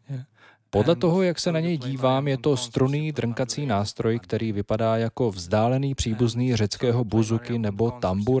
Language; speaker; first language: Czech; native; Czech